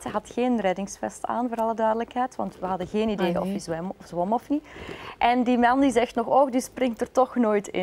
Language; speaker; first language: Dutch; native; Dutch